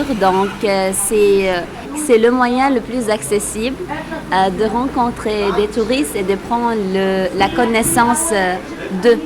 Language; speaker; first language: French; non-native, local second language; Arabic